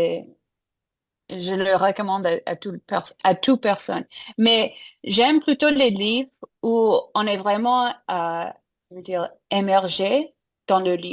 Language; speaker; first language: French; non-native, fluent; English